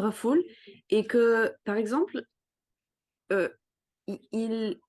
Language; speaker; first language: French; non-native, fluent; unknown